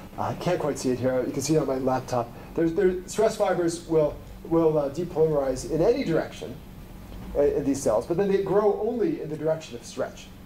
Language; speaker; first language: English; native; English